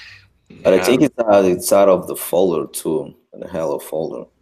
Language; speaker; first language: English; non-native, fluent; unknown